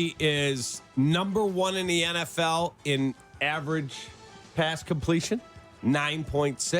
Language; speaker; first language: English; native; English